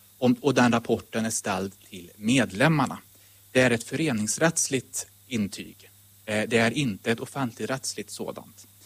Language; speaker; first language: Swedish; native; Swedish